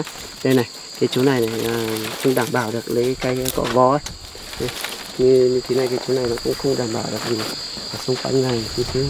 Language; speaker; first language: Vietnamese; native; Vietnamese